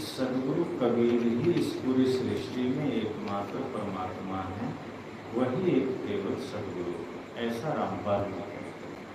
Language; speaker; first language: Hindi; native; Hindi